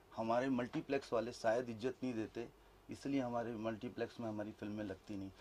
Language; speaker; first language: Hindi; native; Hindi